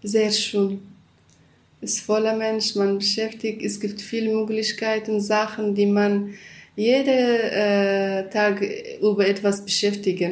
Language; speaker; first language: German; non-native, learner; Kurdish